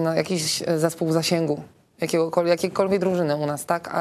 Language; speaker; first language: Polish; native; Polish